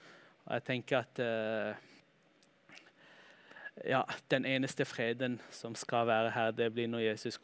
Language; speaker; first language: Norwegian; early bilingual, heritage; Norwegian